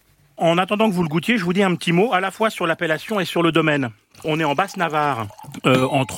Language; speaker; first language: French; native; French